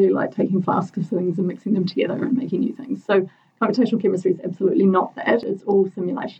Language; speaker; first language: English; native; English